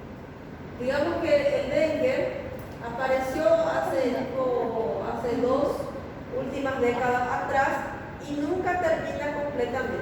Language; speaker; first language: Spanish; native; Spanish